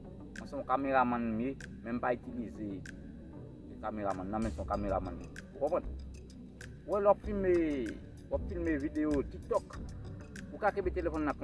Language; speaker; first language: French; non-native, learner; Haitian Creole